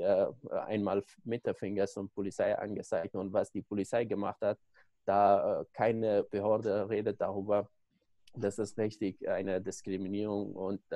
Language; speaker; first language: German; non-native, learner; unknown